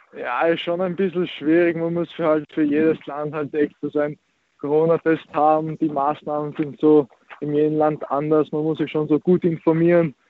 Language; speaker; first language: German; early bilingual, other home language; Croatian